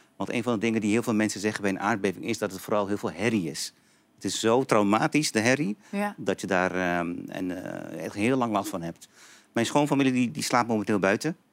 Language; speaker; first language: Dutch; native; Dutch